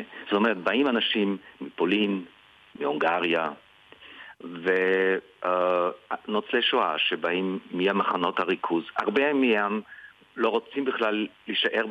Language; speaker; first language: Hebrew; early bilingual, heritage; Hebrew